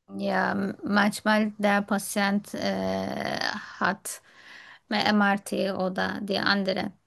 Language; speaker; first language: German; non-native, fluent; Turkish